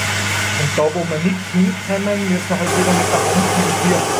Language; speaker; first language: German; native; German